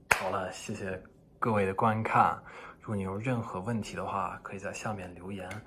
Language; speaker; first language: Chinese; non-native, fluent; English